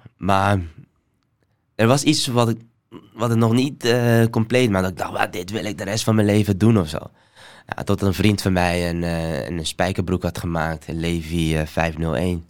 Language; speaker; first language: Dutch; early bilingual, other home language; Somali